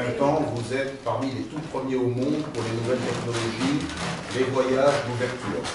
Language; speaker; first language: French; native; French